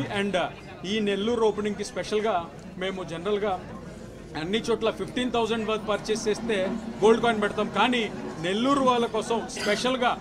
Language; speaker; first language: Telugu; native; Telugu